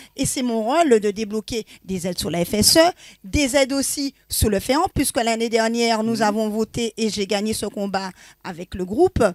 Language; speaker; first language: French; native; French